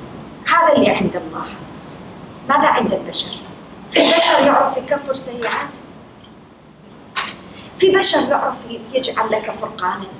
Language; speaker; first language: Arabic; native; Arabic